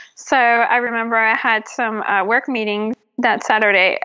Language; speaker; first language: English; non-native, fluent; French